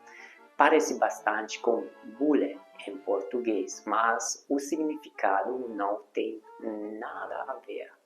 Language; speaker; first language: Portuguese; non-native, fluent; Hungarian